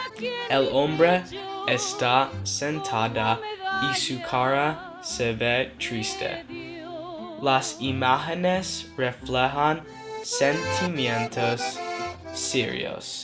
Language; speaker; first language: Spanish; non-native, learner; English